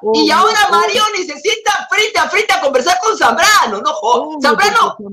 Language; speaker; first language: Spanish; native; Spanish